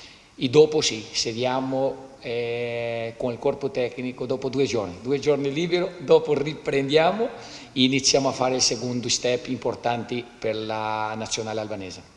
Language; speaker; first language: Italian; non-native, fluent; Portuguese